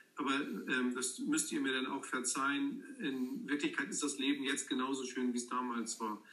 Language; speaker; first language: German; native; German